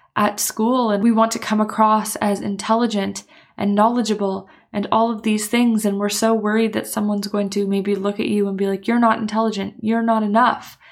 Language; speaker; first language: English; native; English